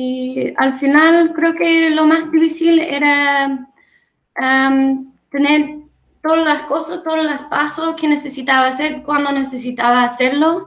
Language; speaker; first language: Spanish; non-native, learner; English